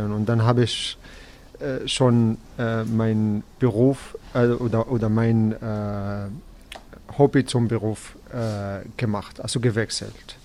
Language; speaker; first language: German; non-native, fluent; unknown